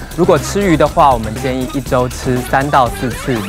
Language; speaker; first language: Chinese; native; Chinese